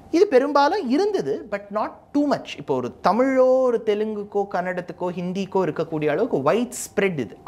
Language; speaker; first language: Tamil; native; Tamil